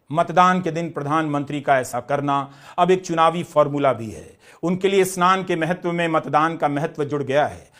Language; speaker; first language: Hindi; non-native, local second language; Bhojpuri